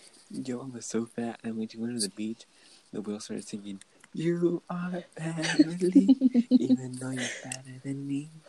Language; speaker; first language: English; early bilingual, other home language; Spanish